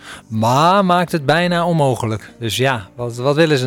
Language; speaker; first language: Dutch; native; Dutch